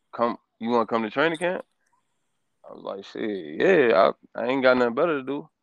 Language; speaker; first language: English; native; English